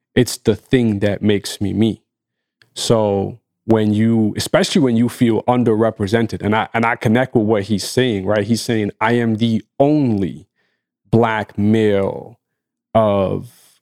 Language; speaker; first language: English; non-native, fluent; Arabic